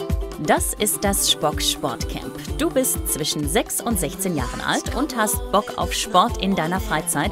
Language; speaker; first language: German; native; German